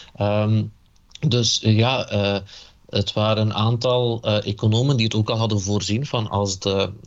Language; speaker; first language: Dutch; native; Dutch